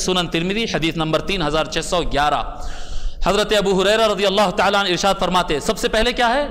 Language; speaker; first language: Urdu; native; Urdu